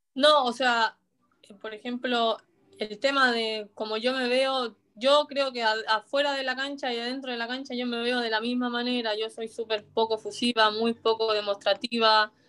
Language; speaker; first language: Spanish; native; Spanish